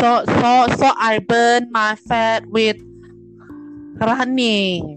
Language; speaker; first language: English; non-native, learner; Thai